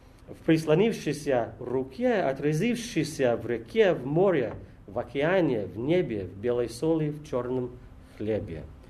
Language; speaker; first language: Russian; non-native, fluent; English